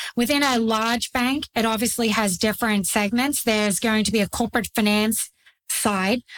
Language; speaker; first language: English; native; English